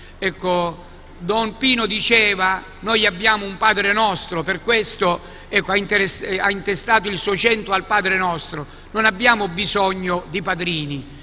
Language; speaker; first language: Italian; native; Italian